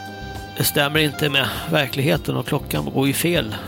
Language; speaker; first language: Swedish; native; Swedish